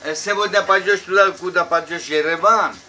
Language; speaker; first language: Russian; non-native, learner; Armenian